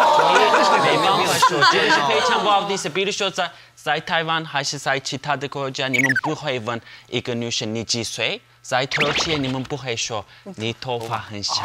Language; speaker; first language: Chinese; non-native, fluent; Turkish